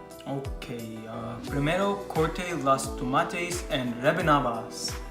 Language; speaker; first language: Spanish; non-native, learner; English